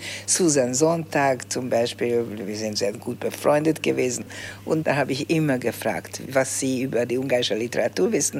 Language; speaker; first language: German; early bilingual, heritage; Hungarian